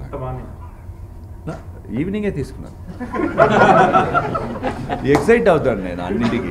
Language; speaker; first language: Telugu; non-native, learner; Tamil